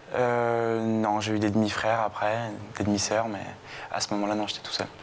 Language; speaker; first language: French; native; French